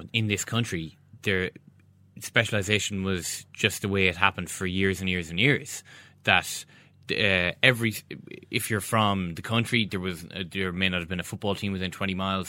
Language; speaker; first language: English; native; English